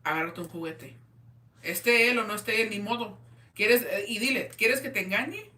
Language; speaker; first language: Spanish; early bilingual, heritage; Spanish